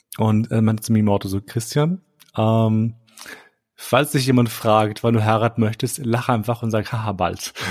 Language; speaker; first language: German; early bilingual, other home language; Albanian